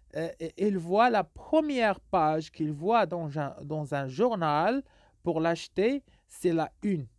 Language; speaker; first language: French; non-native, local second language; Arabic